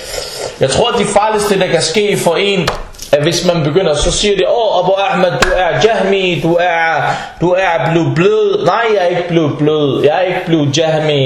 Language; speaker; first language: Danish; non-native, fluent; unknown